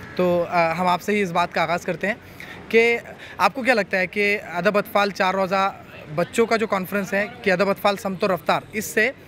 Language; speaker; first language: Urdu; native; Urdu